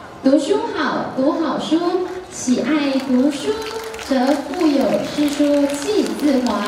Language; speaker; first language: Chinese; native; Chinese